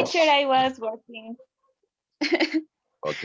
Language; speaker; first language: English; non-native, learner; Spanish